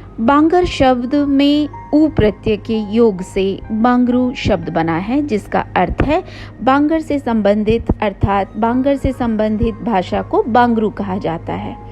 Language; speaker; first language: Hindi; native; Hindi